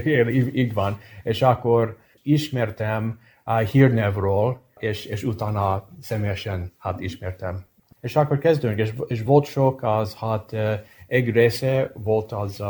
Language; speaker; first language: Hungarian; early bilingual, heritage; English